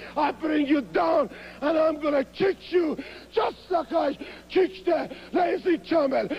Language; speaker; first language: English; non-native, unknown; Persian